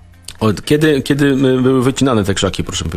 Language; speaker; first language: Polish; native; Polish